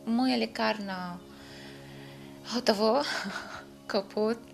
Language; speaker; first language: Czech; non-native, learner; Arabic